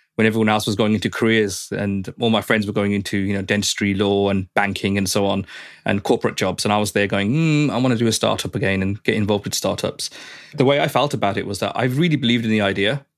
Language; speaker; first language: English; native; English